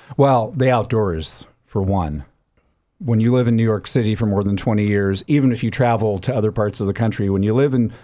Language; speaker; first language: English; native; English